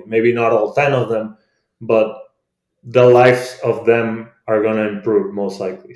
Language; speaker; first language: English; non-native, fluent; Spanish